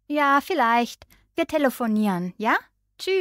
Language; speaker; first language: German; non-native, learner; Bangla